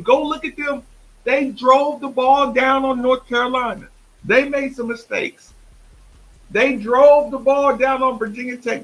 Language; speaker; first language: English; native; English